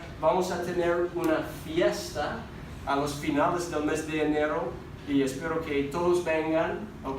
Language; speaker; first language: Spanish; non-native, fluent; English